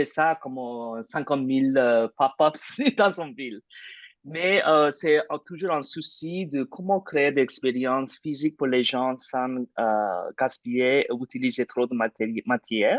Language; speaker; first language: French; non-native, fluent; English